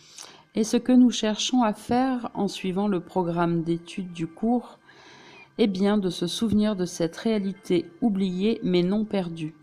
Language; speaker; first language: French; native; French